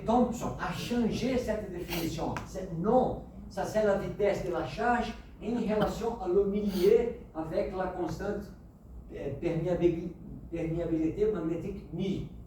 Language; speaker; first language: French; non-native, fluent; Portuguese